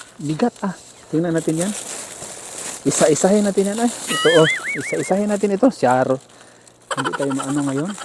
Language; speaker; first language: Filipino; non-native, local second language; Cebuano